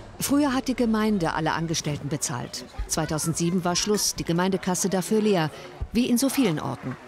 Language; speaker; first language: German; native; German